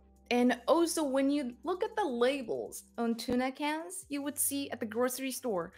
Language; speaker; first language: English; non-native, fluent; Japanese